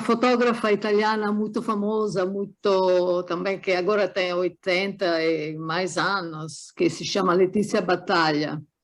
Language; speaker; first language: Portuguese; non-native, fluent; Italian